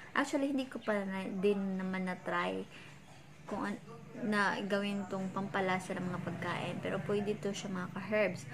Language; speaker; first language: Filipino; non-native, local second language; Cebuano